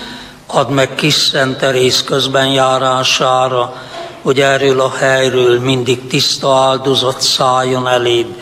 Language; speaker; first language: Hungarian; native; Hungarian